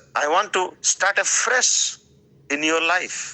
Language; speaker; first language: English; non-native, local second language; Odia